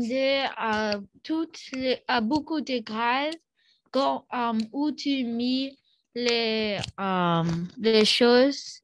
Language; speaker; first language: French; non-native, learner; English